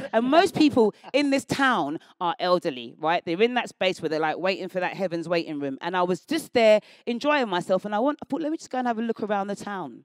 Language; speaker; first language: English; native; English